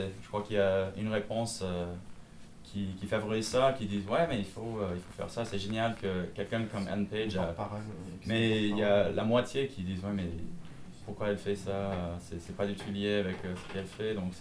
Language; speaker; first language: French; non-native, fluent; English